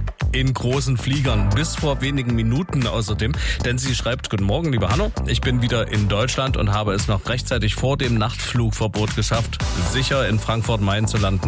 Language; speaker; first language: German; native; German